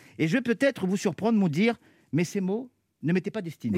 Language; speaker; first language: French; native; French